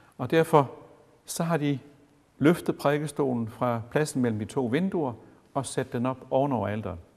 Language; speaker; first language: Danish; native; Danish